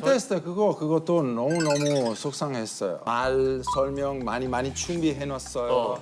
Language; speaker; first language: Korean; non-native, learner; Italian